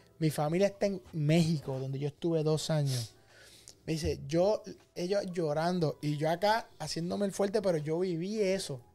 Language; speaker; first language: Spanish; native; Spanish